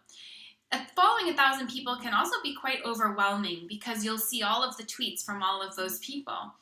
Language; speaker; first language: English; native; English